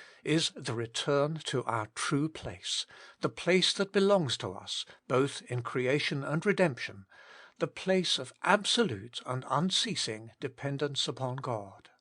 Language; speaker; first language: English; native; English